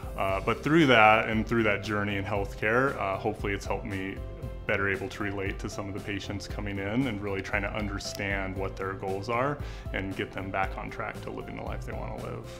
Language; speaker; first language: English; native; English